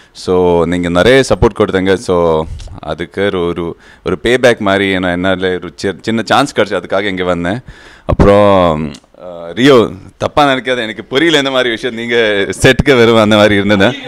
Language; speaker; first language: Tamil; non-native, fluent; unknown